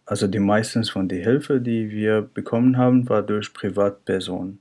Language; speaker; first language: German; non-native, fluent; Arabic